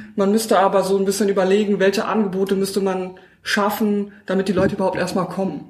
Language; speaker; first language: German; native; German